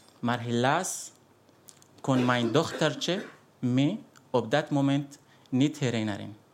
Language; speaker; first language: Dutch; non-native, fluent; Arabic